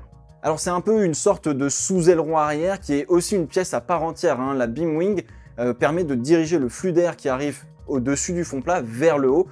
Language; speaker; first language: French; native; French